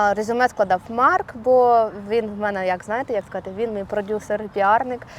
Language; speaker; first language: Ukrainian; non-native, local second language; Russian